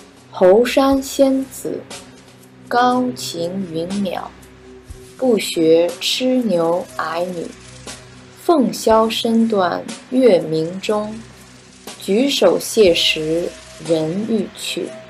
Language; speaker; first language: Chinese; native; Chinese